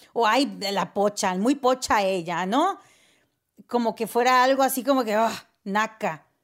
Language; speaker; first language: Spanish; early bilingual, heritage; Spanish